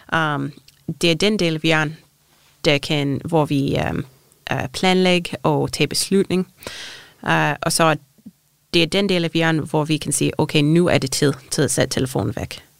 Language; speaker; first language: Danish; non-native, fluent; English